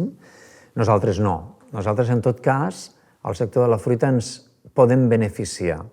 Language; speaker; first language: Catalan; native; Catalan